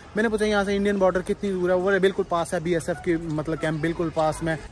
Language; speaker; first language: Hindi; native; Hindi